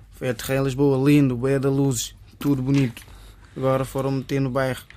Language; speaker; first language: Portuguese; early bilingual, other home language; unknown